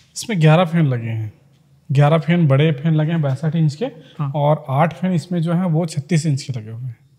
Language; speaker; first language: Hindi; native; Hindi